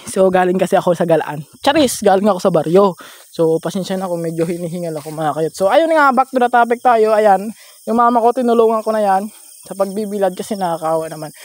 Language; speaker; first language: Filipino; non-native, local second language; Masbatenyo